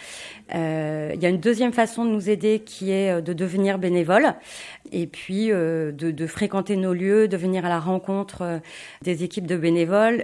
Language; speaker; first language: French; native; French